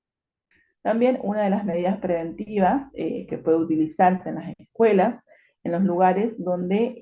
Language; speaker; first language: Spanish; native; Spanish